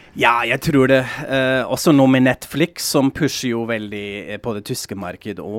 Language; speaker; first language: Norwegian; non-native, fluent; German